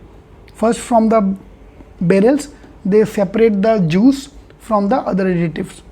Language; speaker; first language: English; non-native, local second language; Hindi